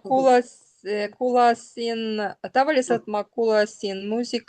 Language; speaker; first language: Estonian; non-native, learner; Russian